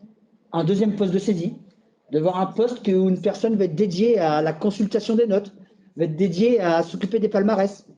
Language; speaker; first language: French; native; French